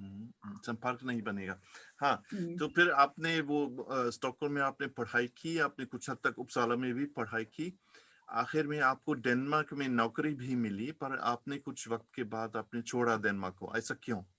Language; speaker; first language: Hindi; non-native, fluent; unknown